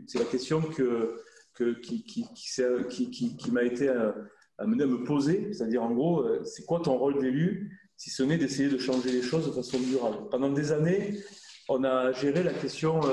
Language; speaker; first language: French; native; French